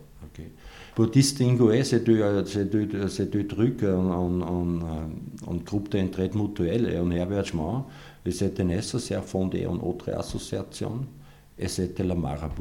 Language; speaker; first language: French; non-native, fluent; German